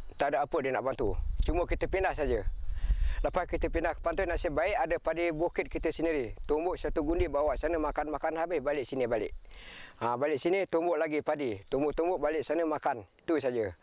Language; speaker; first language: Malay; non-native, local second language; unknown